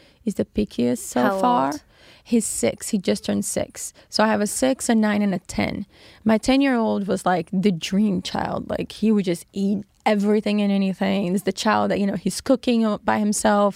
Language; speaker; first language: English; non-native, fluent; Portuguese